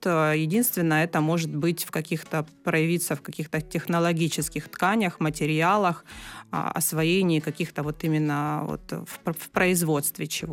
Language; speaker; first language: Russian; native; Russian